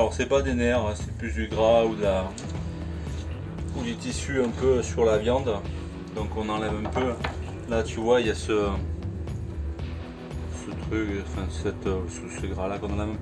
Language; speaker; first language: French; native; French